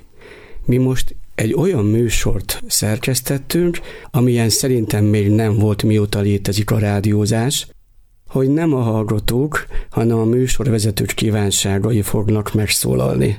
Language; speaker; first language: Hungarian; native; Hungarian